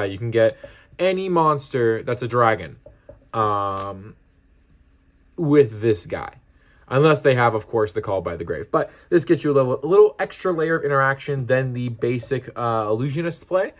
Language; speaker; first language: English; native; English